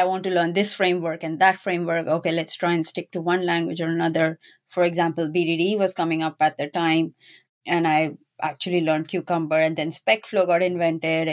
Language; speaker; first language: English; non-native, local second language; Urdu